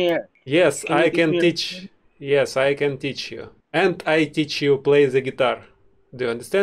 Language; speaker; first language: English; non-native, learner; Russian